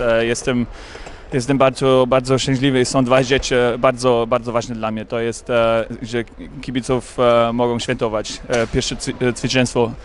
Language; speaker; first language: Polish; non-native, learner; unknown